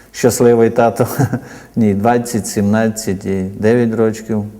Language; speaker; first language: Ukrainian; native; Ukrainian